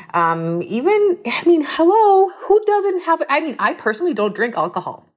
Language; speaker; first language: Spanish; native; Spanish